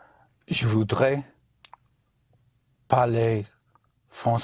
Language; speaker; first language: French; non-native, learner; English